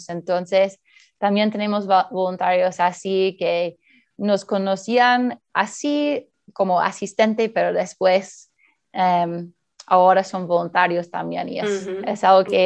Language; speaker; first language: Spanish; early bilingual, heritage; Spanish